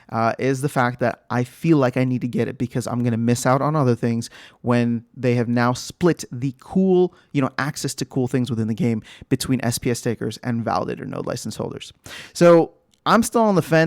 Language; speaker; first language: English; native; English